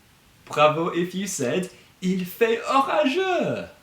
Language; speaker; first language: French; non-native, fluent; English